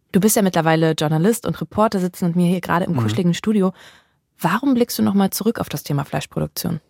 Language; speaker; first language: German; native; German